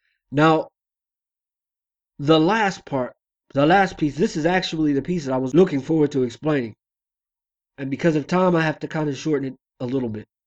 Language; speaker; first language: English; native; English